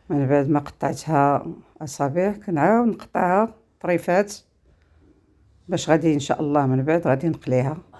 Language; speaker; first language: Arabic; native; Arabic